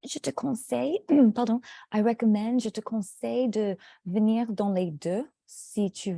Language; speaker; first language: French; non-native, fluent; English